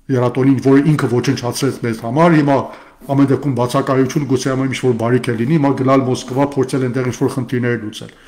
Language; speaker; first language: Armenian; early bilingual, heritage; Armenian